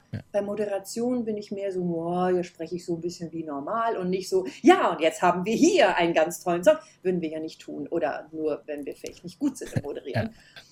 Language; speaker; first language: German; native; German